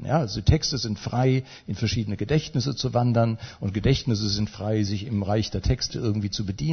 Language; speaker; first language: German; native; German